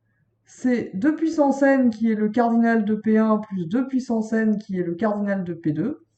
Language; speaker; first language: French; native; French